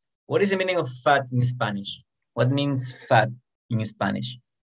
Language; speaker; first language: English; non-native, fluent; Spanish